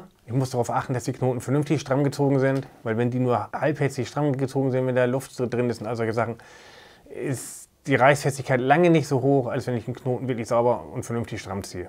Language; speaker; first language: German; native; German